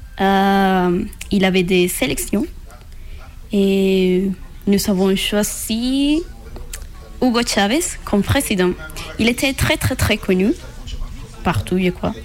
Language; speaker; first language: French; non-native, learner; Spanish